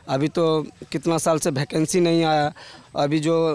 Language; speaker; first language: Hindi; native; Hindi